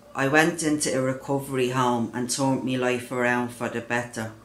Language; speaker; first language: English; native; English